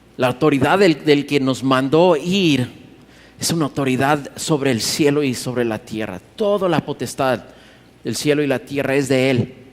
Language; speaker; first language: Spanish; early bilingual, heritage; Spanish